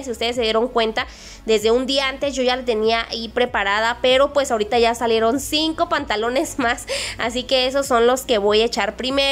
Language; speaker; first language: Spanish; native; Spanish